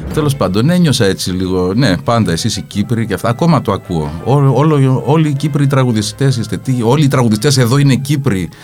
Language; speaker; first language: Greek; native; Greek